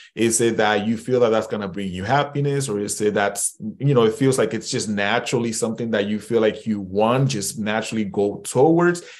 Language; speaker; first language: English; early bilingual, other home language; Spanish